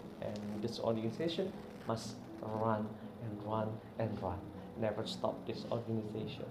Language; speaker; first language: English; non-native, fluent; Indonesian